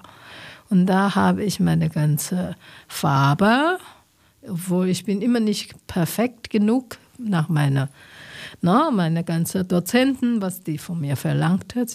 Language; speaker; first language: German; non-native, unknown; Chinese